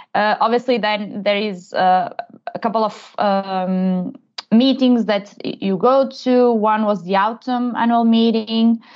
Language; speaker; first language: English; non-native, fluent; Portuguese